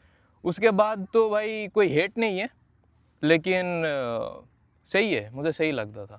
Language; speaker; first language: Hindi; non-native, fluent; Bangla